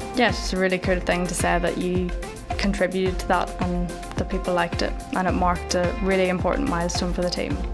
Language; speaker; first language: English; native; English